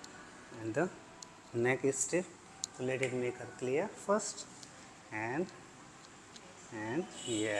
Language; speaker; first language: English; non-native, learner; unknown